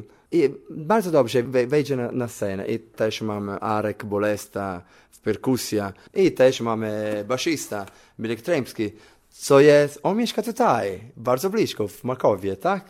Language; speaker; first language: Polish; non-native, learner; Italian